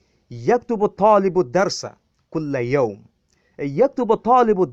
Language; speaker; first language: Arabic; non-native, fluent; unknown